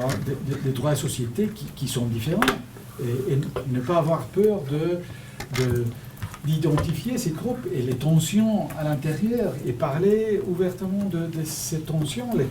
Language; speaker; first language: French; non-native, fluent; Spanish